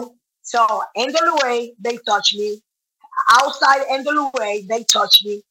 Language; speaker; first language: English; non-native, learner; Spanish